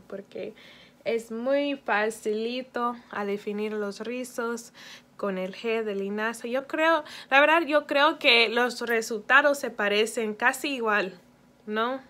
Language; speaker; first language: Spanish; early bilingual, heritage; Spanish